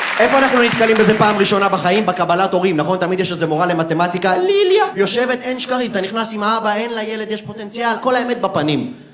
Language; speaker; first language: Hebrew; early bilingual, other home language; Russian